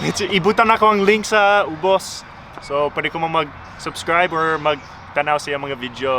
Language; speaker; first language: Cebuano; non-native, learner; English